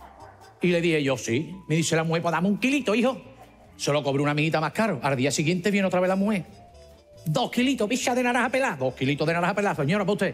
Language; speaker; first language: Spanish; native; Spanish